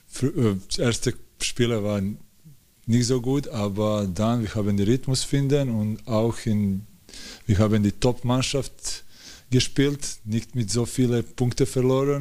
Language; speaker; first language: German; non-native, learner; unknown